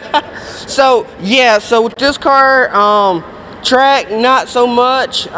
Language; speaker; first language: English; native; English